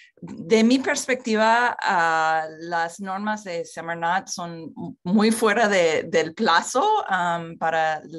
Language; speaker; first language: Spanish; non-native, fluent; English